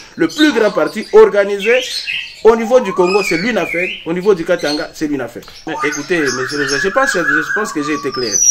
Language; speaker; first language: French; non-native, local second language; Swahili